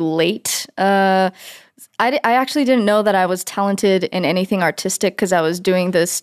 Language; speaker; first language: English; native; English